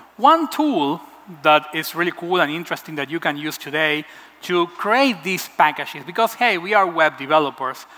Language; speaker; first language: English; non-native, fluent; Spanish